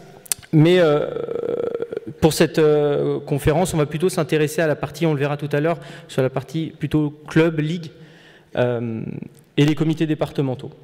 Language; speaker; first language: French; native; French